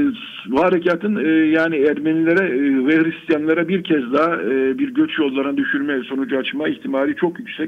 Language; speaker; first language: Turkish; native; Turkish